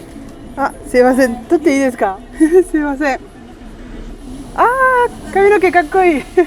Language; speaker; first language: Japanese; non-native, fluent; French